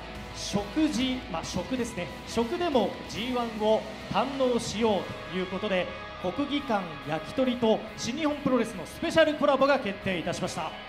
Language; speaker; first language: Japanese; native; Japanese